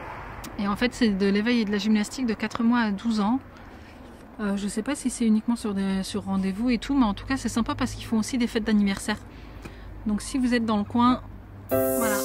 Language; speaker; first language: French; native; French